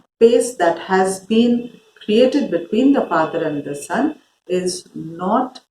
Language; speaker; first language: English; non-native, local second language; Hindi